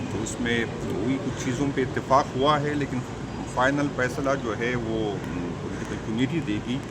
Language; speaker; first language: Urdu; non-native, local second language; Pashto